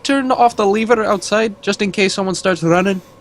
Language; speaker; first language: English; native; English